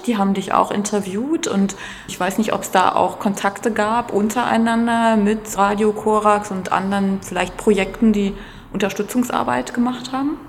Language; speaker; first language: German; native; German